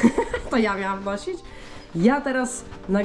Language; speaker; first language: Polish; native; Polish